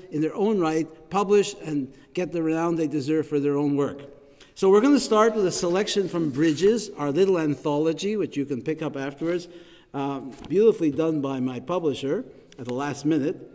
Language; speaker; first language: English; native; English